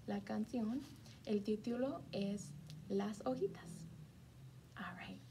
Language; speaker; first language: Spanish; non-native, fluent; English